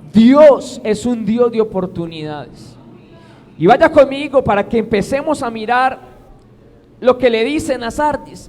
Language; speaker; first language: Spanish; native; Spanish